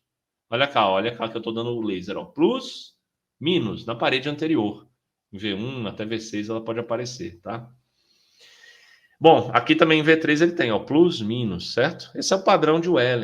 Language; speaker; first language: Portuguese; native; Portuguese